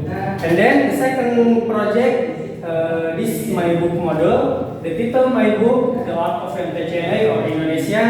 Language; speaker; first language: English; non-native, learner; Indonesian